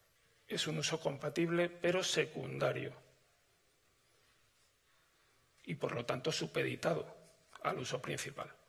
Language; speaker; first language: Spanish; native; Spanish